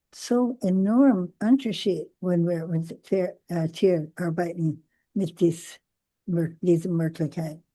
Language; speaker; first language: German; non-native, learner; English